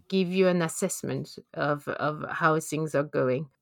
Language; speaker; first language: English; non-native, fluent; French